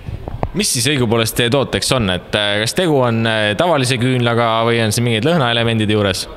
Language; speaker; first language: Estonian; native; Estonian